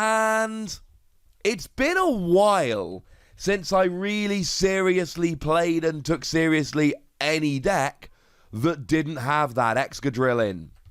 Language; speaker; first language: English; native; English